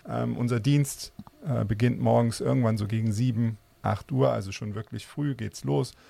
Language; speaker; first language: German; native; German